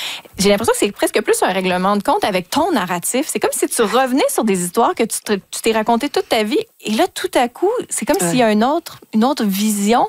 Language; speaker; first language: French; native; French